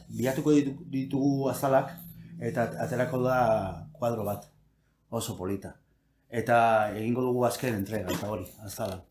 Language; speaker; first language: Basque; non-native, local second language; Spanish